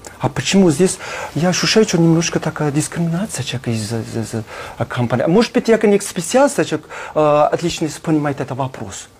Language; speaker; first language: Russian; non-native, learner; Kazakh